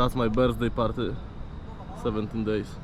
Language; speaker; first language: English; non-native, learner; Polish